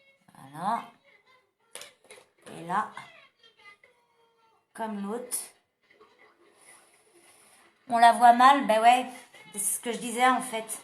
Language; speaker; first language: French; native; French